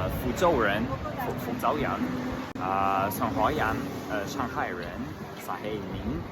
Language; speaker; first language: Chinese; non-native, learner; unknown